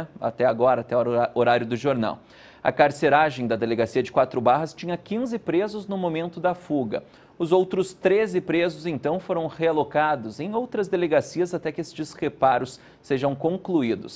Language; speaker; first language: Portuguese; native; Portuguese